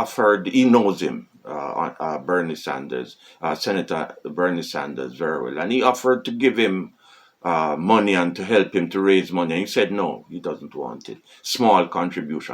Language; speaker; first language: English; non-native, fluent; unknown